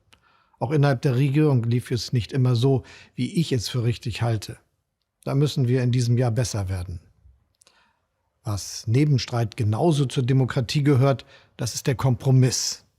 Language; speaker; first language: German; native; German